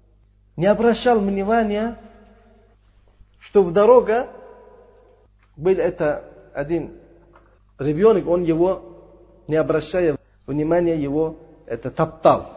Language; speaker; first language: Russian; non-native, local second language; Uzbek